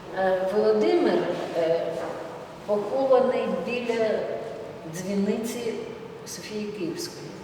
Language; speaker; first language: Ukrainian; native; Ukrainian